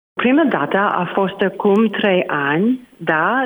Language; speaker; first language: Romanian; non-native, learner; English